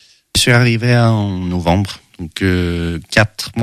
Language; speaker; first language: French; non-native, learner; Swedish